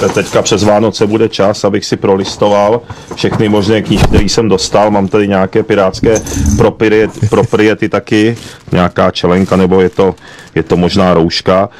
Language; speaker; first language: Czech; early bilingual, other home language; Japanese